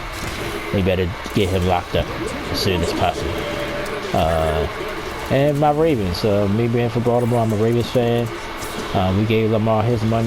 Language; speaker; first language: English; native; English